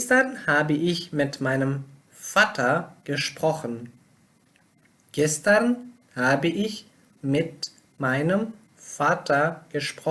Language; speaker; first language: German; non-native, learner; Pashto